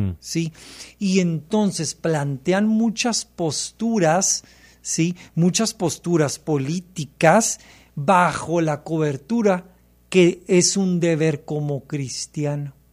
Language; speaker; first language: Spanish; early bilingual, heritage; Spanish